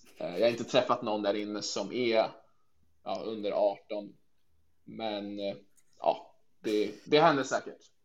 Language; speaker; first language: Swedish; native; Swedish